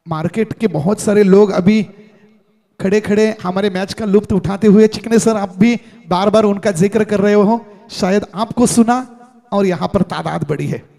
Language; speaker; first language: Hindi; non-native, local second language; Marathi